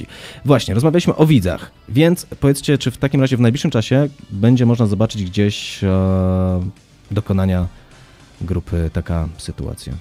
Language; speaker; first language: Polish; native; Polish